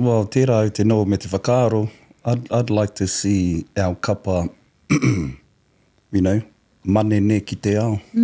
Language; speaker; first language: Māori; non-native, local second language; English